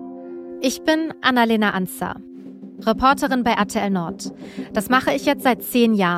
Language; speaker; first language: German; native; German